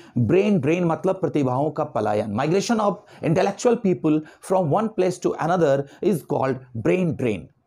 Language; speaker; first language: Hindi; native; Hindi